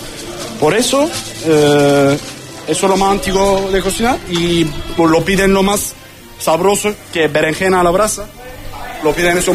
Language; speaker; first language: Spanish; non-native, learner; Turkish